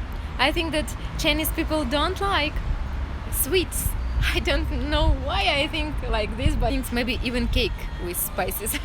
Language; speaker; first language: English; non-native, learner; Russian